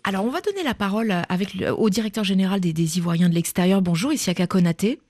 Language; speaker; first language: French; native; French